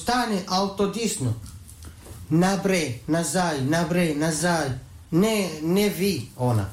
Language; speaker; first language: Slovenian; non-native, learner; Arabic